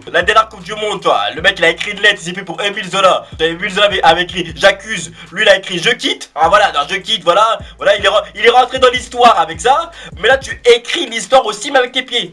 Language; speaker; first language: French; native; French